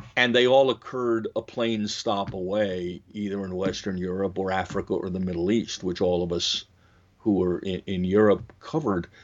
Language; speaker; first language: English; native; English